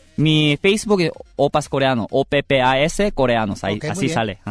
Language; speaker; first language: Spanish; non-native, fluent; Korean